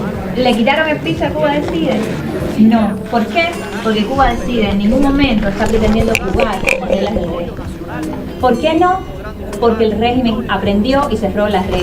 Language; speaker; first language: Spanish; native; Spanish